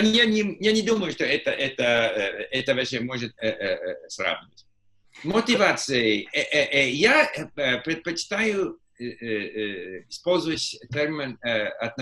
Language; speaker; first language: Russian; non-native, fluent; English